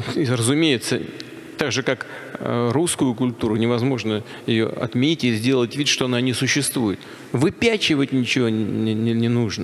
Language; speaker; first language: Russian; native; Russian